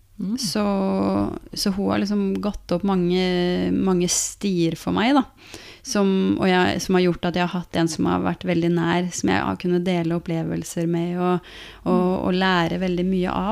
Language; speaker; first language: Norwegian; native; Norwegian